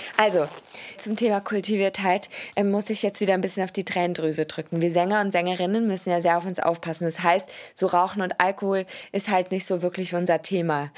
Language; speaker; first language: German; native; German